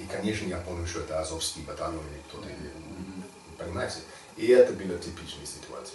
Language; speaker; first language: Russian; non-native, learner; English